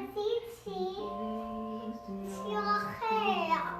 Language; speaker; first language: Hebrew; early bilingual, heritage; Hebrew